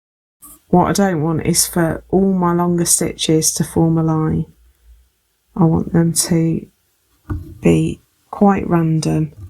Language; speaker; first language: English; native; English